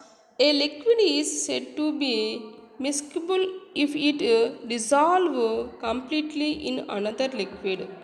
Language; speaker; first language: English; non-native, local second language; Telugu